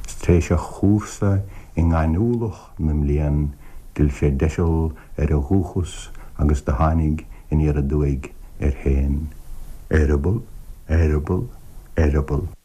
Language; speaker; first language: Irish; native; Irish